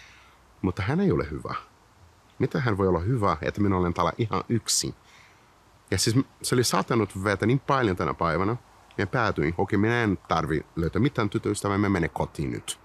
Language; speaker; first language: Finnish; non-native, fluent; Portuguese